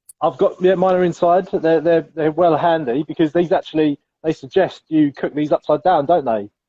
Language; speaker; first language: English; native; English